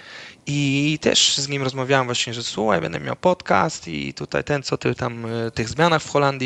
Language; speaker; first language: Polish; early bilingual, other home language; Dutch